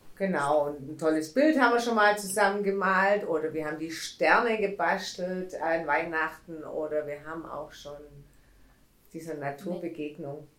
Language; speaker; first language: German; native; German